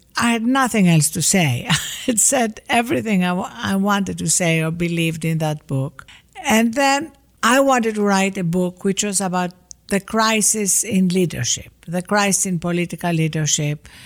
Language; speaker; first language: English; non-native, fluent; Greek